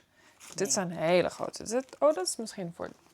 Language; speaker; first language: Dutch; early bilingual, heritage; Dutch